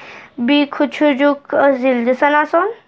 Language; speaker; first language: Turkish; non-native, learner; Urdu